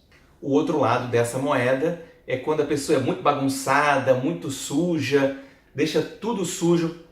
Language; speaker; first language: Portuguese; native; Portuguese